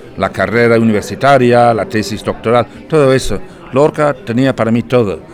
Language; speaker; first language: Spanish; non-native, fluent; English